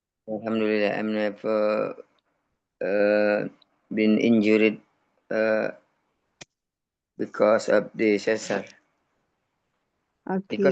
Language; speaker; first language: English; non-native, learner; Indonesian